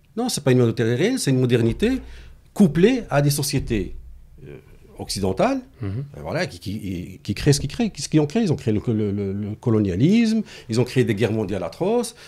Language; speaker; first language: French; non-native, local second language; Arabic